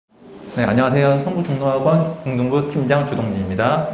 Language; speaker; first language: Korean; native; Korean